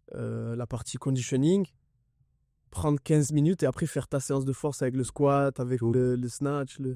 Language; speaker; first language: French; native; French